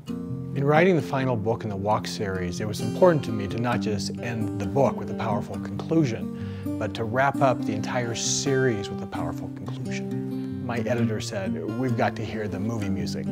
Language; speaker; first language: English; native; English